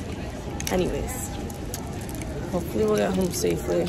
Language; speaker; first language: English; native; English